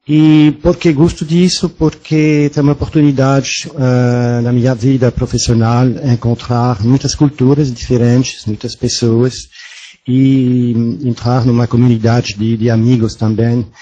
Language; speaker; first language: Portuguese; non-native, fluent; French